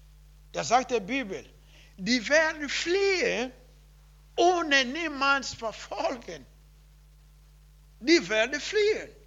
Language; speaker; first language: German; non-native, learner; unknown